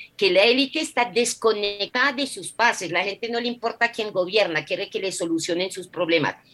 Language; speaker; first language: Spanish; non-native, fluent; French